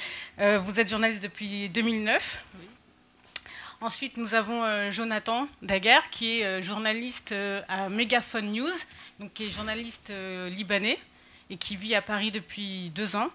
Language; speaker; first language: French; native; French